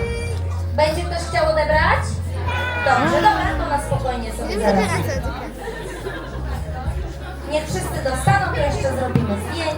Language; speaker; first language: Polish; native; Polish